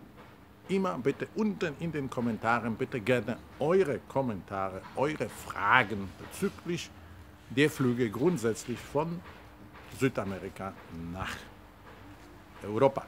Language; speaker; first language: German; non-native, fluent; Polish